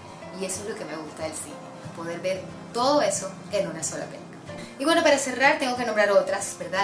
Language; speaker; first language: Spanish; native; Spanish